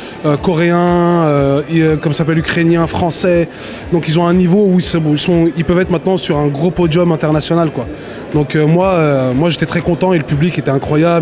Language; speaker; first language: French; early bilingual, other home language; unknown